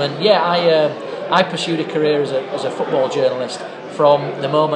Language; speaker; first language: English; native; English